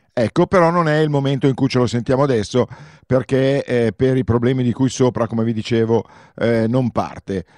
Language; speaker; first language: Italian; native; Italian